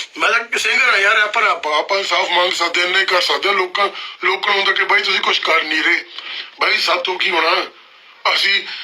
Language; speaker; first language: Punjabi; early bilingual, heritage; Punjabi